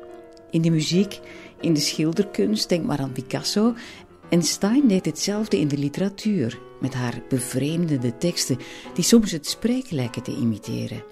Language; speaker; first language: Dutch; native; Dutch